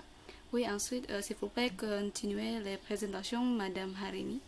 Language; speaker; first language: French; non-native, learner; Indonesian